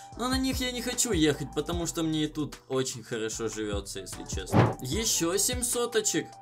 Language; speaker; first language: Russian; native; Russian